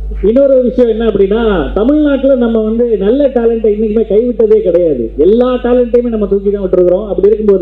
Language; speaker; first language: Tamil; native; Tamil